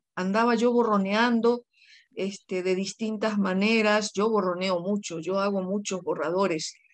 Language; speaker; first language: Spanish; non-native, local second language; Guarani